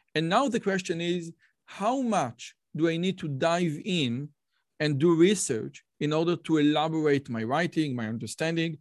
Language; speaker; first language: English; non-native, fluent; Hebrew